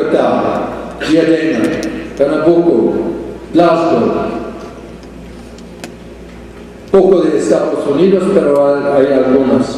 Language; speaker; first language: Spanish; non-native, fluent; English